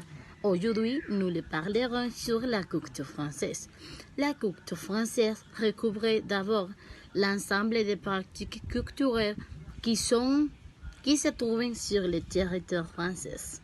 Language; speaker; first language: French; non-native, learner; Spanish